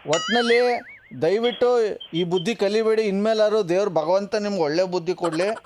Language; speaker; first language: Kannada; native; Kannada